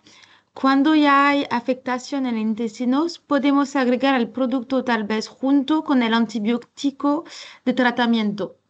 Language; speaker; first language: Spanish; non-native, learner; French